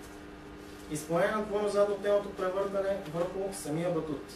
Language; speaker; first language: Bulgarian; native; Bulgarian